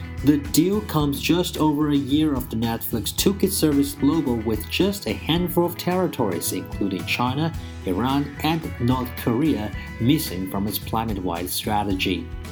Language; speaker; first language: English; non-native, fluent; Chinese